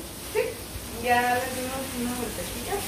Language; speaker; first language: Spanish; native; Spanish